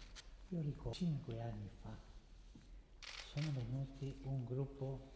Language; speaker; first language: Italian; non-native, fluent; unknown